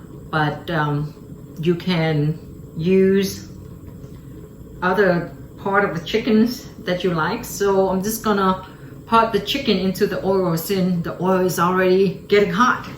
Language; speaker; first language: English; early bilingual, other home language; Vietnamese